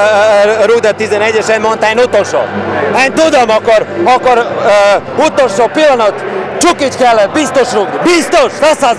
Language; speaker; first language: Hungarian; non-native, learner; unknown